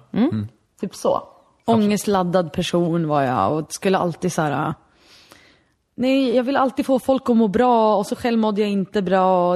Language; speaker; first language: Swedish; early bilingual, other home language; Arabic